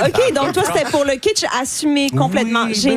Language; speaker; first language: French; native; French